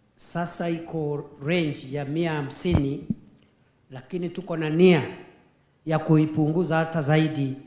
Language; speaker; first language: Swahili; non-native, local second language; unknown